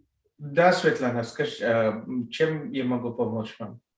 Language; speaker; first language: Russian; non-native, learner; Telugu